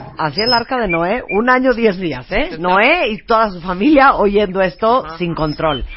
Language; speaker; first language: Spanish; native; Spanish